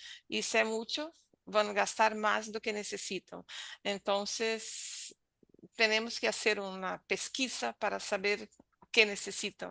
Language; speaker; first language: Spanish; non-native, learner; Portuguese